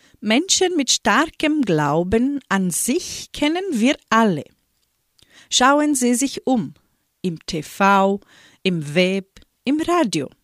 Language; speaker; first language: German; early bilingual, heritage; German